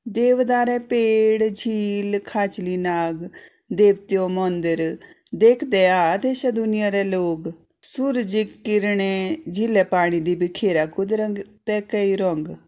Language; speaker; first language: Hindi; native; Hindi